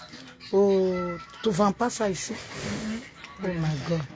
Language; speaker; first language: French; non-native, learner; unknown